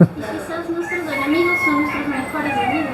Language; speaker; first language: Spanish; native; Spanish